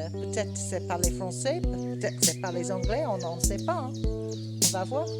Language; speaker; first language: French; non-native, learner; English